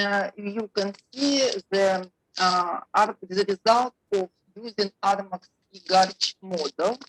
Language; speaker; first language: English; non-native, learner; Russian